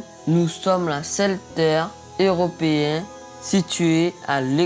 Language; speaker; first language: French; non-native, local second language; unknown